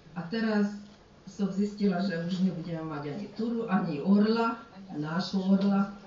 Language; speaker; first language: Slovak; early bilingual, heritage; Slovak